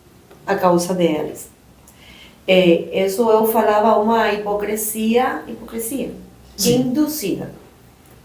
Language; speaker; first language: Portuguese; non-native, learner; Spanish